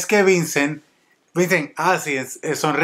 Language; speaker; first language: Spanish; native; Spanish